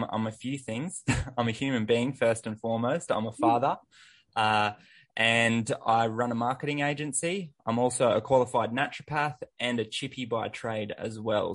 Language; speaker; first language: English; native; English